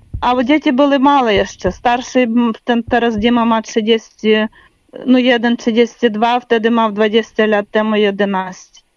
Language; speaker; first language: Polish; non-native, learner; Ukrainian